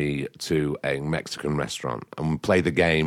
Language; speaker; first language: English; native; English